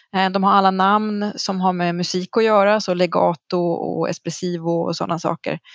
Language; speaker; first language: Swedish; native; Swedish